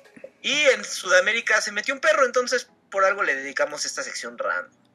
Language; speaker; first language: Spanish; native; Spanish